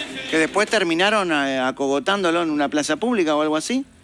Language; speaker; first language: Spanish; native; Spanish